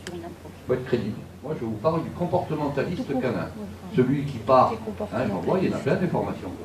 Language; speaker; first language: French; native; French